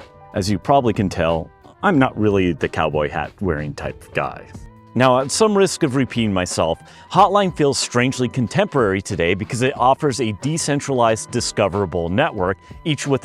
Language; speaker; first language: English; native; English